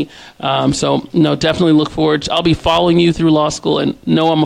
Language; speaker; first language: English; native; English